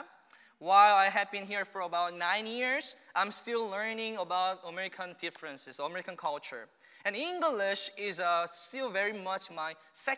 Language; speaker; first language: English; non-native, fluent; Korean